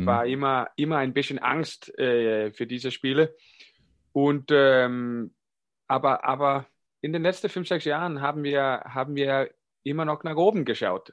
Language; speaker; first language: German; non-native, fluent; Danish